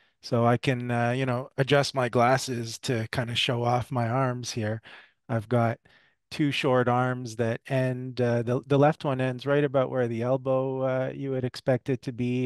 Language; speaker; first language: English; early bilingual, other home language; French